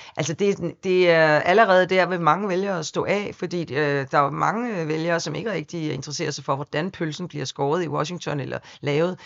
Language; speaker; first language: Danish; native; Danish